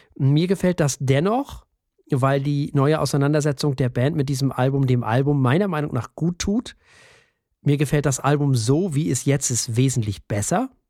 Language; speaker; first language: German; native; German